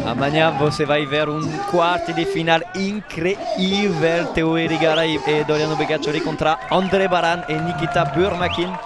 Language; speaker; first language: Portuguese; non-native, learner; Italian